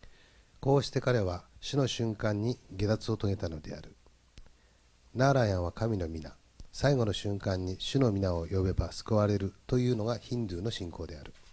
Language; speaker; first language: Japanese; native; Japanese